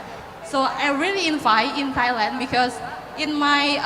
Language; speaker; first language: English; non-native, fluent; Indonesian